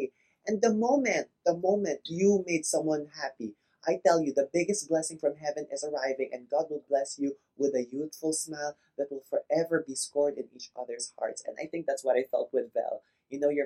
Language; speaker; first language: English; non-native, local second language; Filipino